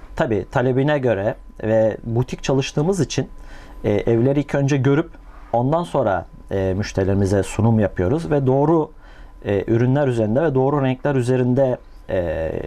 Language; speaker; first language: Turkish; native; Turkish